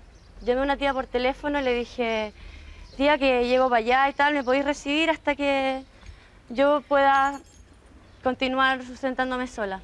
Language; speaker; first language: Spanish; native; Spanish